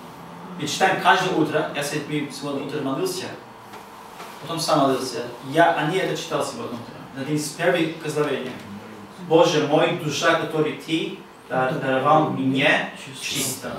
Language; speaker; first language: Russian; non-native, learner; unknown